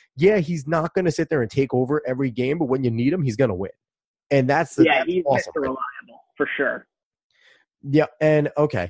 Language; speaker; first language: English; native; English